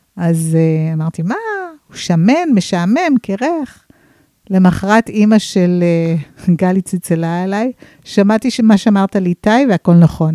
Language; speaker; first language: Hebrew; non-native, fluent; English